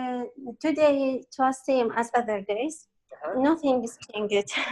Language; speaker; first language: English; non-native, learner; Central Kurdish